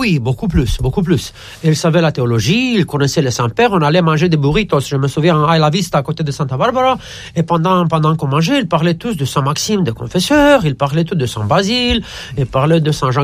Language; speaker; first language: French; non-native, fluent; Romanian